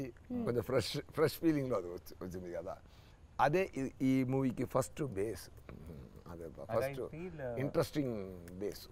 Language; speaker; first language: Telugu; non-native, learner; Tamil